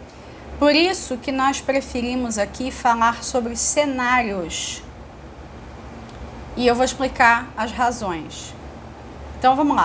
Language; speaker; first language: Portuguese; native; Portuguese